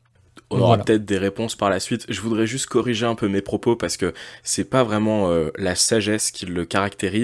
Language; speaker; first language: French; native; French